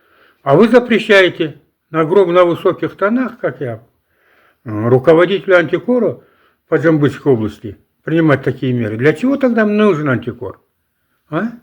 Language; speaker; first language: Russian; non-native, local second language; Kazakh